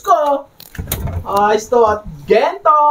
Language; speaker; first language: Filipino; native; Filipino